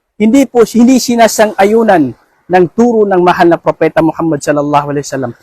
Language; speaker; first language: Filipino; non-native, local second language; Maranao